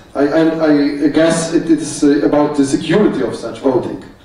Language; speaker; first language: English; non-native, fluent; Polish